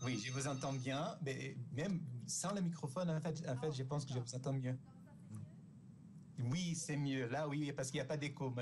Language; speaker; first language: French; non-native, fluent; Portuguese